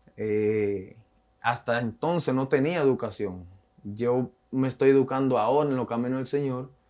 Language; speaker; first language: Spanish; native; Spanish